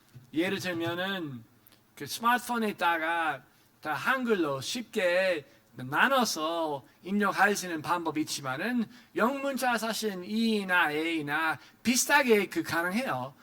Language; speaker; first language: Korean; non-native, fluent; English